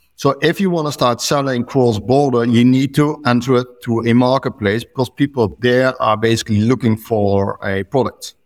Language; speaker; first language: English; non-native, fluent; Dutch